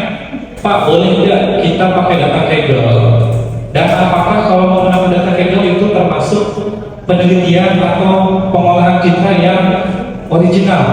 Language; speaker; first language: Indonesian; native; Indonesian